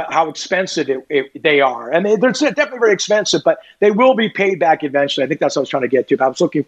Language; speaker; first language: English; native; English